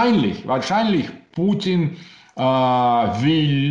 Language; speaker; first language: German; non-native, learner; Russian